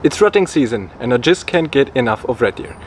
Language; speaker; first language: English; non-native, fluent; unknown